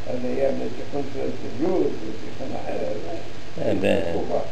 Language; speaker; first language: Hebrew; early bilingual, other home language; Arabic